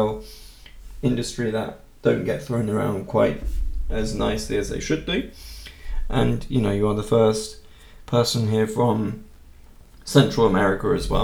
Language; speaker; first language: English; native; English